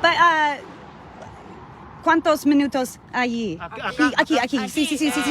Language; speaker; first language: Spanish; non-native, learner; English